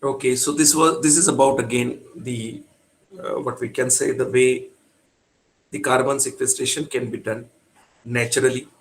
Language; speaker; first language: English; non-native, local second language; Marathi